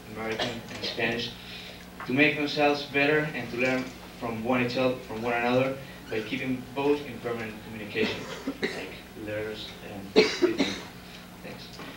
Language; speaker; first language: English; non-native, fluent; Spanish